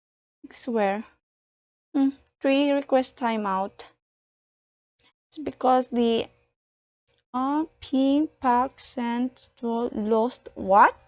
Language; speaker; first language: English; non-native, learner; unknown